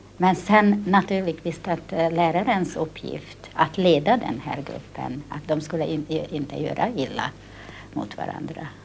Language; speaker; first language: Swedish; non-native, fluent; Hungarian